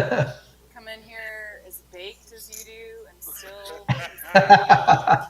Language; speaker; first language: English; native; English